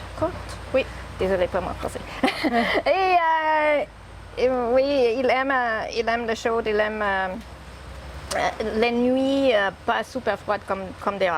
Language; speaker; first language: French; non-native, learner; English